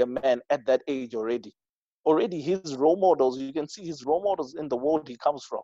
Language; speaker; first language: English; non-native, local second language; Shona